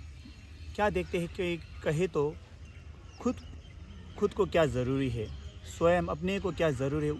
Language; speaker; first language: Hindi; non-native, local second language; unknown